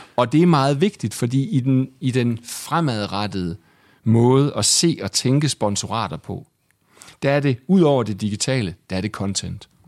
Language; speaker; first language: Danish; native; Danish